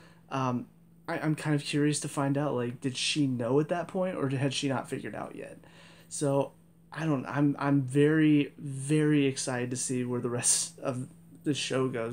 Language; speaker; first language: English; native; English